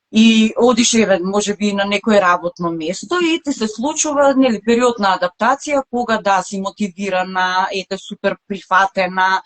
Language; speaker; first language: Macedonian; native; Macedonian